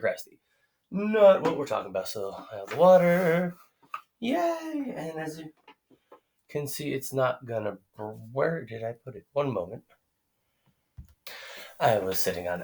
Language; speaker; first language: English; native; English